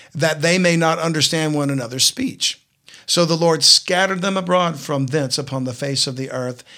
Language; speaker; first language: English; native; English